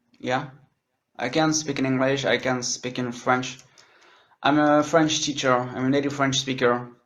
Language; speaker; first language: English; non-native, learner; French